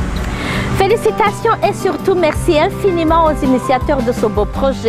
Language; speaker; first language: French; non-native, local second language; Kinyarwanda